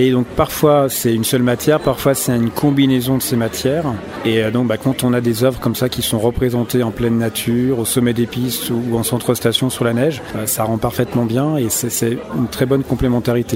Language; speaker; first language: French; native; French